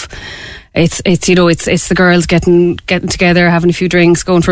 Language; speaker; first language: English; native; English